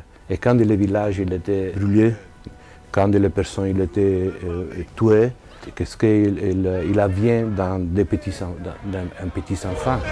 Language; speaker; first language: French; non-native, learner; Italian